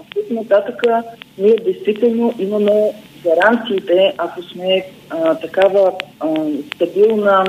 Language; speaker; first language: Bulgarian; native; Bulgarian